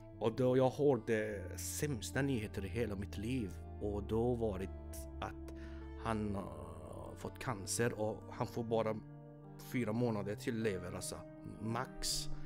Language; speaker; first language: Swedish; non-native, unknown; Persian